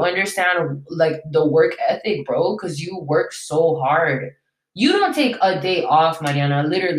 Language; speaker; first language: English; early bilingual, other home language; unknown